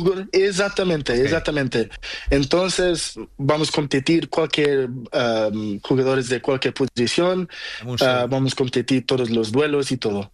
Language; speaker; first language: Spanish; non-native, learner; Portuguese